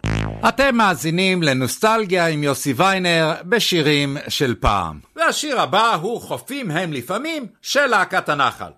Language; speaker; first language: Hebrew; native; Hebrew